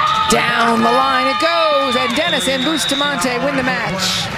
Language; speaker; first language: English; native; English